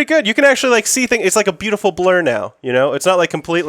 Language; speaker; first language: English; native; English